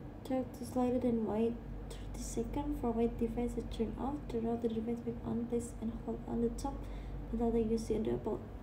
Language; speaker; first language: English; non-native, fluent; Indonesian